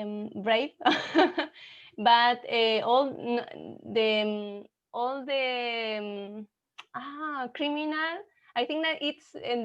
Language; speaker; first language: English; non-native, learner; Spanish